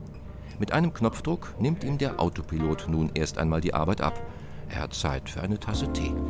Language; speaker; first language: German; native; German